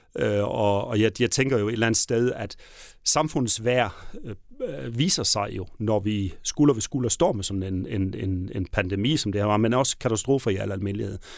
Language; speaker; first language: Danish; native; Danish